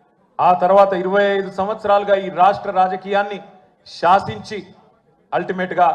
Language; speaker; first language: Telugu; native; Telugu